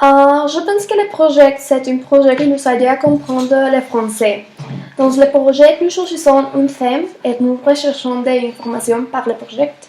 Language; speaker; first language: French; non-native, learner; Spanish